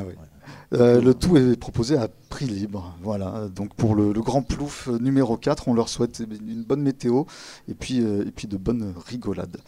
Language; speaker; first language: French; native; French